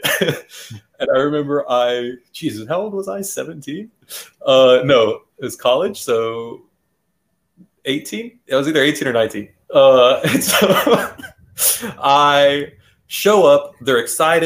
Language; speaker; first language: English; native; English